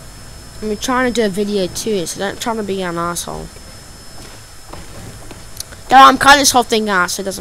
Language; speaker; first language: English; native; English